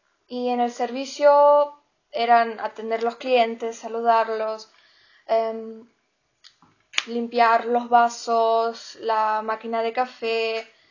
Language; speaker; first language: Spanish; non-native, learner; German